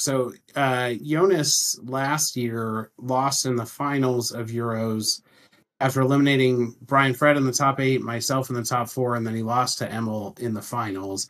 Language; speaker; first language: English; native; English